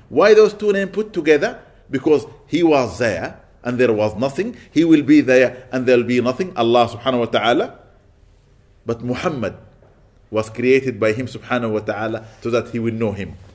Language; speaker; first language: English; non-native, fluent; Arabic